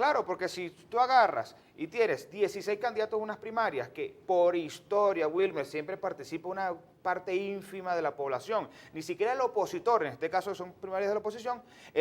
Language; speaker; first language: Spanish; native; Spanish